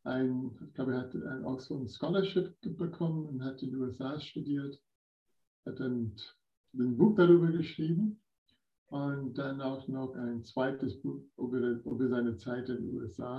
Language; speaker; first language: German; non-native, fluent; English